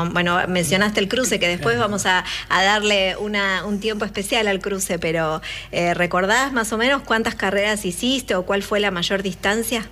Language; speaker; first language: Spanish; native; Spanish